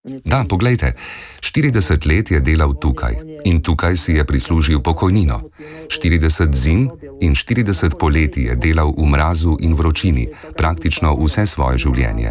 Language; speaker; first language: Slovenian; early bilingual, other home language; Bosnian